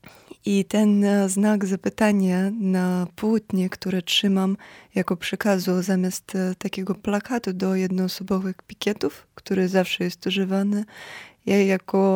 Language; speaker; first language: Polish; non-native, fluent; Ukrainian